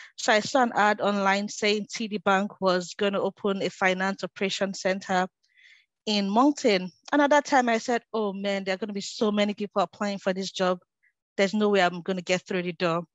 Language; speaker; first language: English; non-native, local second language; Yoruba